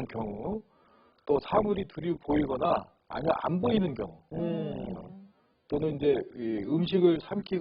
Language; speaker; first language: Korean; native; Korean